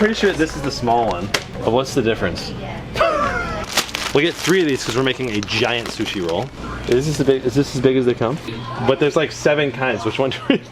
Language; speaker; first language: English; native; English